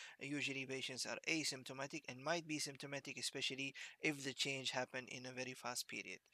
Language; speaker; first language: English; non-native, fluent; Arabic